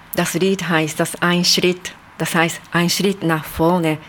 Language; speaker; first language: German; non-native, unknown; Japanese